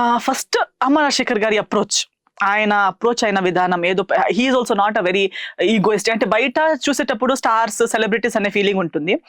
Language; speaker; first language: Telugu; non-native, fluent; Konkani